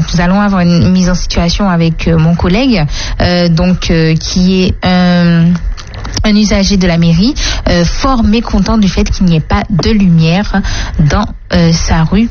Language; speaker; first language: French; native; French